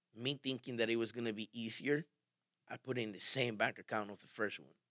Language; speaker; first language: English; early bilingual, other home language; Spanish